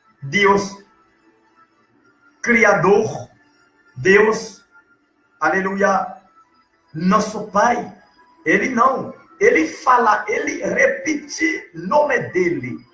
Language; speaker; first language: Portuguese; non-native, learner; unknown